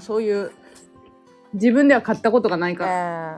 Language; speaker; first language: Japanese; native; Japanese